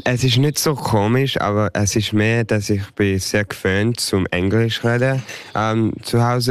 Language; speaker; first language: German; early bilingual, heritage; English